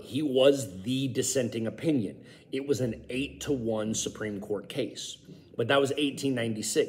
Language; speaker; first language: English; native; English